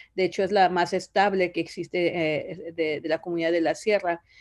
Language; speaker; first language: Spanish; early bilingual, other home language; Zapotec